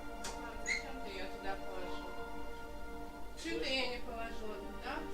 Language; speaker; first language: Russian; native; Russian